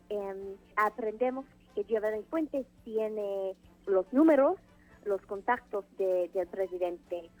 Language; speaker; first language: Spanish; non-native, fluent; English